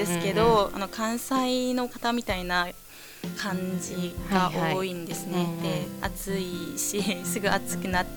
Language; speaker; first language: Japanese; non-native, fluent; Korean